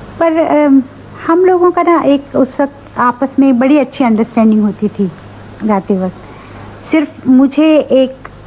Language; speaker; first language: Hindi; non-native, local second language; Marathi